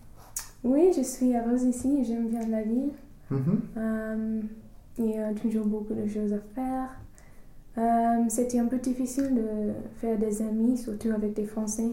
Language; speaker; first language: French; non-native, fluent; English